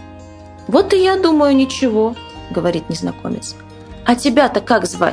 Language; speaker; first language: Russian; native; Russian